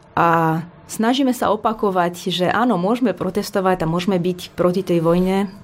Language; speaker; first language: Slovak; non-native, fluent; Romanian